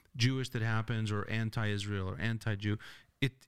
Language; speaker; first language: English; native; English